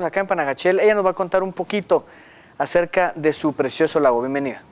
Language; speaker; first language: Spanish; native; Spanish